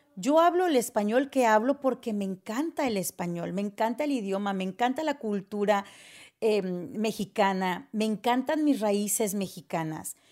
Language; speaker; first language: Spanish; early bilingual, heritage; Spanish